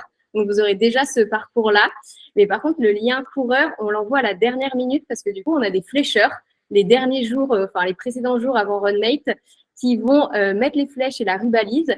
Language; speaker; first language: French; native; French